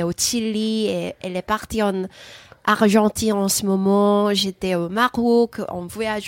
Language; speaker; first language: French; non-native, fluent; Korean